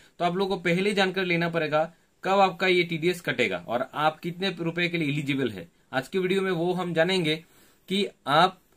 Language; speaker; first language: Hindi; non-native, local second language; Bangla